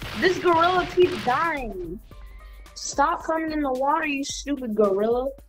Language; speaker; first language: English; native; English